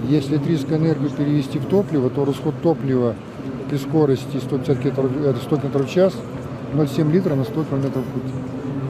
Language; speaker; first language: Russian; native; Russian